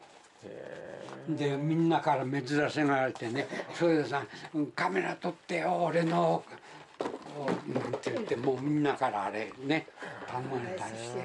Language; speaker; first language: Japanese; native; Japanese